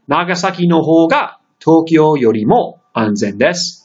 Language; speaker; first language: Japanese; non-native, fluent; English